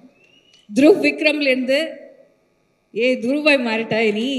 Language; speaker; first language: Tamil; non-native, learner; Malayalam